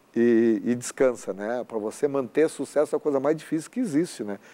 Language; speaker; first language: Portuguese; native; Portuguese